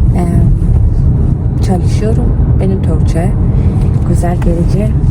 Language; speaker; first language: Turkish; non-native, learner; Persian